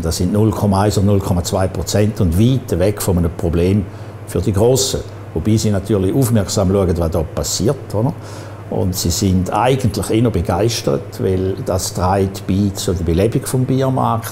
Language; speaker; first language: German; native; German